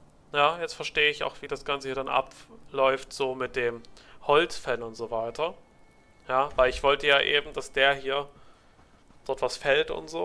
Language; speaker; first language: German; native; German